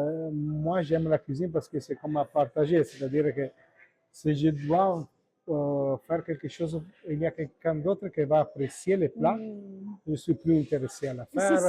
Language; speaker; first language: French; non-native, learner; Italian